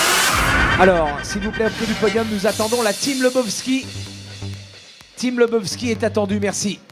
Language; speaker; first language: French; native; French